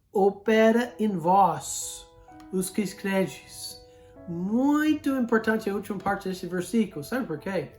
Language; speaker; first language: Portuguese; non-native, fluent; English